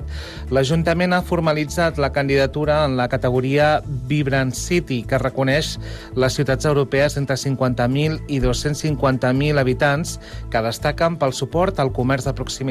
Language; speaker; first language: Catalan; native; Catalan